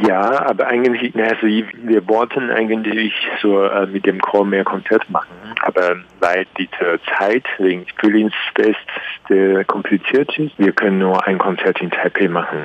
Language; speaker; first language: German; non-native, learner; Chinese